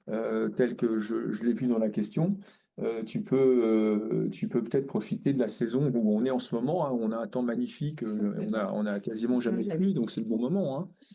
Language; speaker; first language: French; native; French